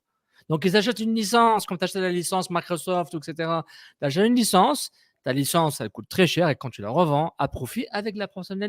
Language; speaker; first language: French; native; French